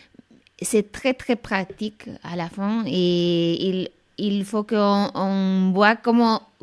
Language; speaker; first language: French; non-native, fluent; Spanish